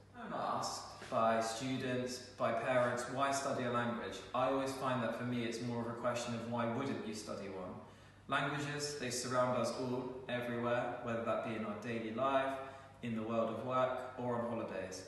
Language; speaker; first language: English; native; English